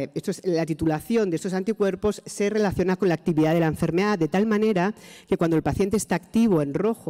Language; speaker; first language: Spanish; native; Spanish